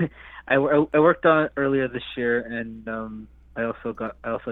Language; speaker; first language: English; native; English